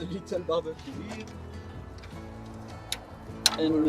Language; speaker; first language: English; non-native, learner; French